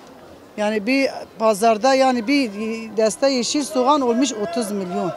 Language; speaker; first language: Turkish; non-native, local second language; Kurdish